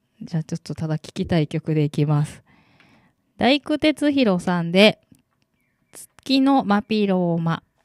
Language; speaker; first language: Japanese; native; Japanese